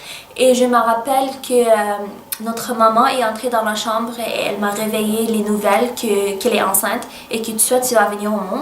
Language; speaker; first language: French; early bilingual, other home language; Arabic